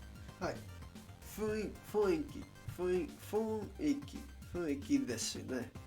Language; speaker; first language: Japanese; non-native, learner; Spanish